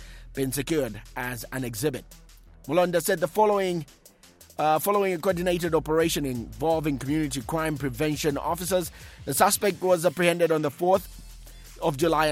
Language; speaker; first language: English; non-native, local second language; Bemba